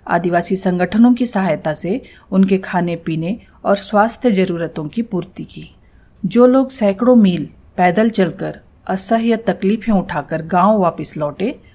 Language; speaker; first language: Hindi; non-native, local second language; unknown